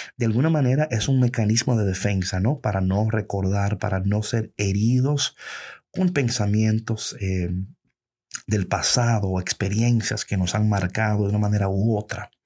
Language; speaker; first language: Spanish; early bilingual, heritage; Spanish